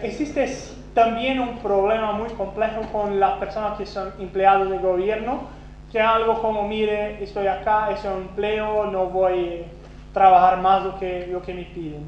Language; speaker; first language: Spanish; non-native, fluent; Portuguese